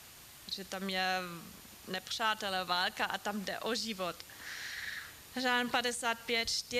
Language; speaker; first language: Czech; non-native, fluent; German